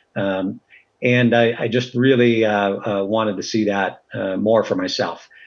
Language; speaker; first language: English; native; English